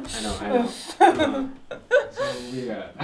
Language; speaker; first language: English; non-native, learner; Japanese